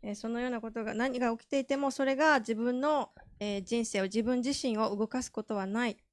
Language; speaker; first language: Japanese; native; Japanese